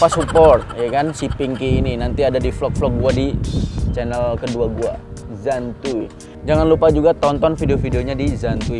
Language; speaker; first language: Indonesian; native; Indonesian